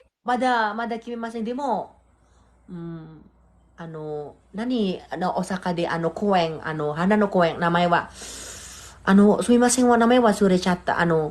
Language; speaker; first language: Japanese; non-native, learner; Indonesian